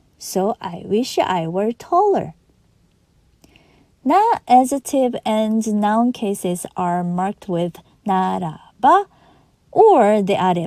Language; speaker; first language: English; non-native, fluent; Japanese